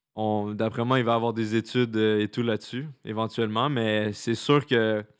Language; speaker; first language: French; native; French